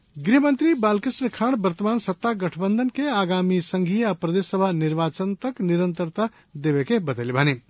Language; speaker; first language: Bhojpuri; non-native, local second language; Nepali